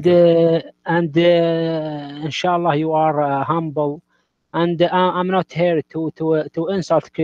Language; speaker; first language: English; non-native, learner; Arabic